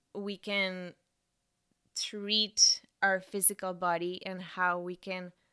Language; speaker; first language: English; non-native, fluent; Spanish